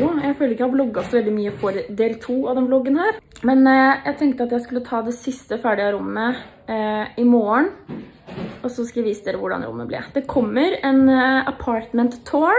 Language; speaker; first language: Norwegian; native; Norwegian